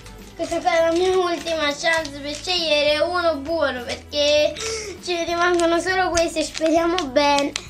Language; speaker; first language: Italian; early bilingual, other home language; Portuguese